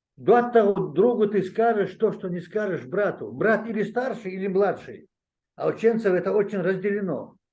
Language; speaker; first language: Russian; non-native, local second language; Chechen